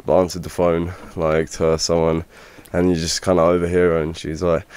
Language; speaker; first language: English; native; English